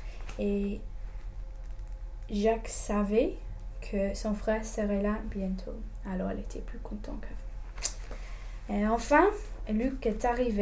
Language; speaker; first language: French; non-native, learner; English